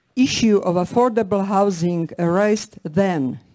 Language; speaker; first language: English; non-native, fluent; Slovak